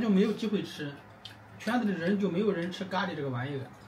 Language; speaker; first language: Chinese; native; Chinese